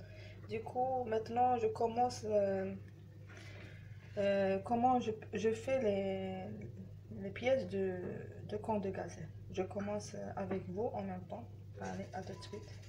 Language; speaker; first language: French; non-native, learner; Arabic